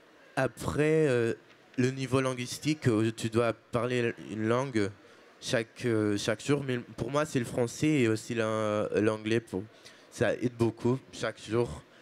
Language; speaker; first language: French; non-native, fluent; Portuguese